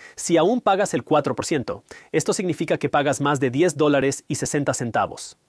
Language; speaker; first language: Spanish; non-native, fluent; Punjabi